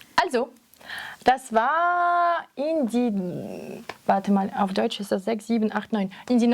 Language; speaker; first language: German; non-native, fluent; French